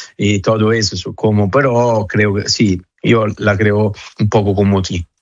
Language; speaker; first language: Spanish; non-native, fluent; Italian